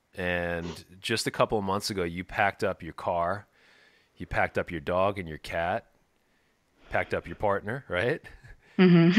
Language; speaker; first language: English; native; English